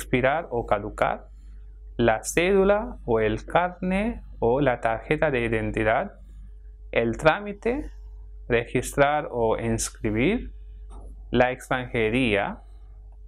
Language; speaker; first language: Spanish; non-native, fluent; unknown